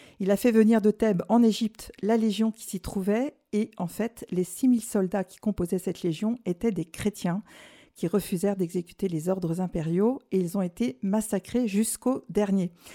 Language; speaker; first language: French; native; French